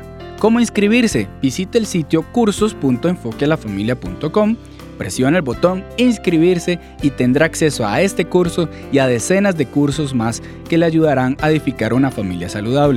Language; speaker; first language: Spanish; native; Spanish